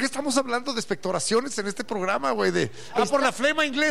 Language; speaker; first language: Spanish; native; Spanish